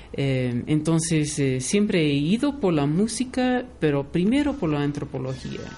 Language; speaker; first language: Spanish; non-native, fluent; English